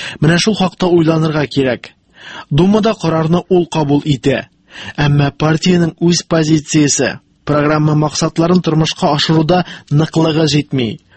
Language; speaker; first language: Tatar; native; Tatar